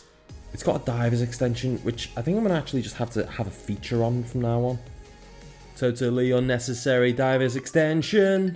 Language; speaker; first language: English; native; English